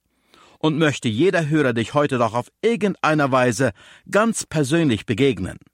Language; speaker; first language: German; early bilingual, heritage; German